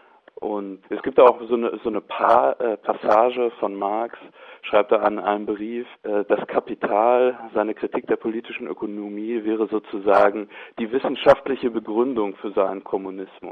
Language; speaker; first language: German; native; German